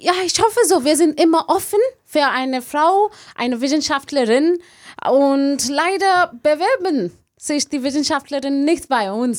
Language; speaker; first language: German; non-native, learner; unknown